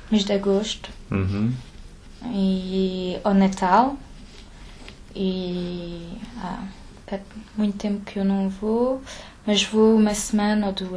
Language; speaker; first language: Portuguese; early bilingual, heritage; French